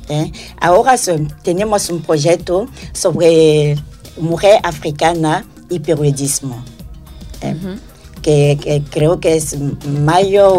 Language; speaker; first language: Spanish; non-native, learner; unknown